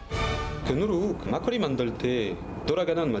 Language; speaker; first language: Korean; non-native, learner; French